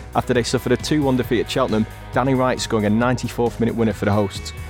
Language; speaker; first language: English; native; English